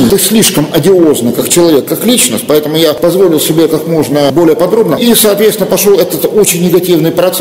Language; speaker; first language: Russian; native; Russian